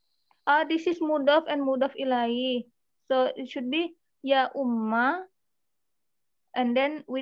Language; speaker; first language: English; non-native, learner; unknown